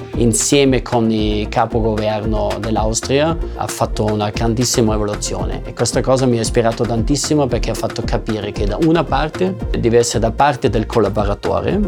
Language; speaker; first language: Italian; non-native, fluent; German